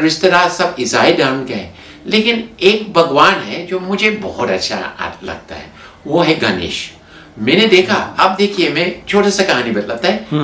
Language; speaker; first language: Hindi; non-native, fluent; English